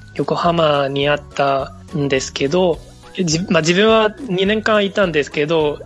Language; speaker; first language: Japanese; non-native, fluent; Spanish